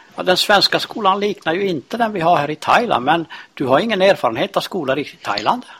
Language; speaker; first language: Swedish; native; Swedish